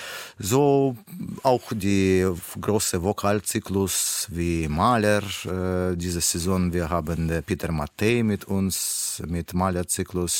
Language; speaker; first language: German; non-native, learner; Russian